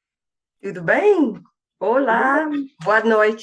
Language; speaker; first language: Portuguese; non-native, fluent; English